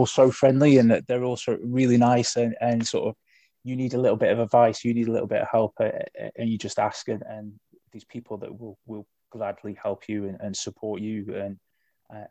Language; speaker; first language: English; native; English